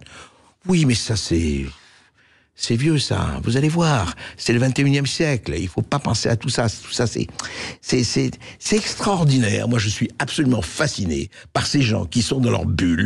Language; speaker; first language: French; native; French